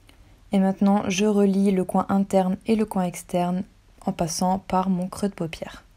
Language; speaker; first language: French; native; French